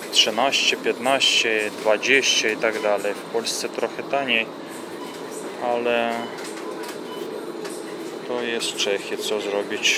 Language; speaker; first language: Polish; non-native, fluent; Russian